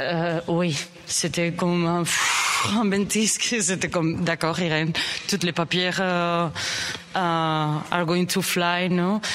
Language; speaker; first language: French; non-native, learner; Spanish